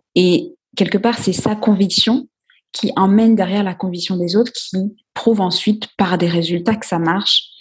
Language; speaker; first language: French; native; French